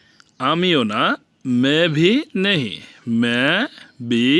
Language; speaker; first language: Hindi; non-native, learner; Bangla